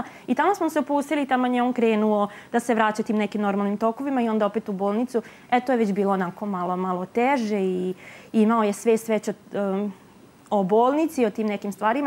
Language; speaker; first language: Serbian; native; Serbian